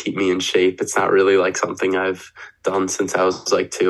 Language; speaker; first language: English; native; English